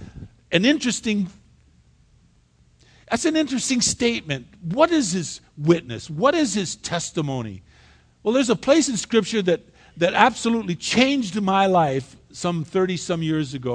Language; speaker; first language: English; native; English